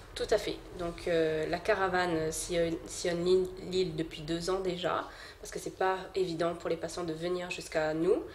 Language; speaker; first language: French; non-native, local second language; Morisyen